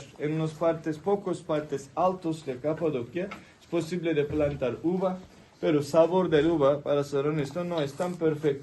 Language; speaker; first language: Spanish; non-native, fluent; Turkish